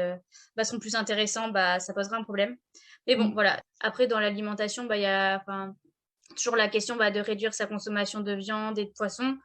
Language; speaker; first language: French; native; French